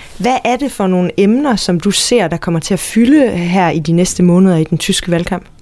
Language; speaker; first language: Danish; native; Danish